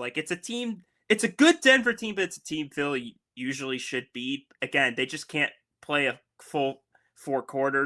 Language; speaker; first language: English; native; English